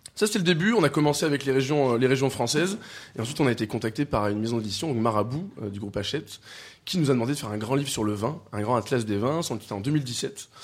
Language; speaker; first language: French; native; French